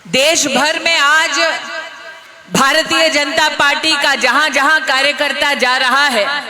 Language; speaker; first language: Hindi; native; Hindi